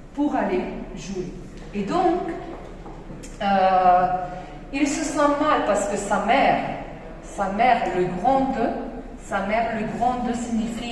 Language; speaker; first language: French; non-native, fluent; Spanish